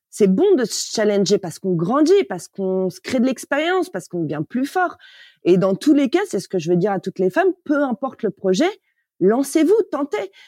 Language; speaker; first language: French; native; French